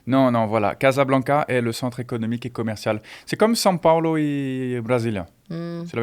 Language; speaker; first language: French; non-native, fluent; Portuguese